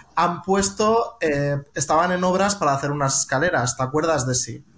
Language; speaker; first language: Spanish; native; Spanish